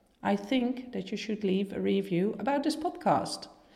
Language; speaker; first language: English; non-native, fluent; Dutch